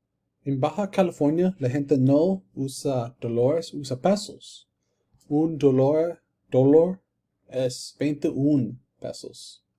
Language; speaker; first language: Spanish; non-native, learner; English